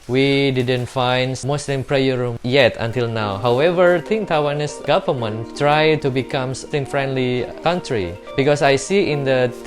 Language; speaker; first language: English; non-native, learner; Indonesian